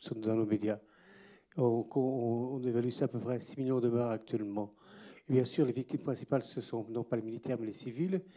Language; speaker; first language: French; native; French